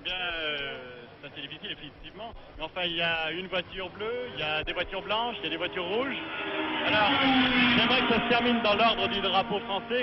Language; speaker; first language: French; native; French